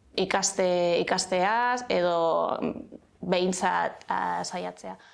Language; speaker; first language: Basque; non-native, fluent; Catalan